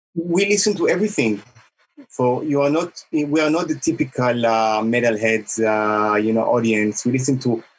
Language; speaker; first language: English; non-native, fluent; Hebrew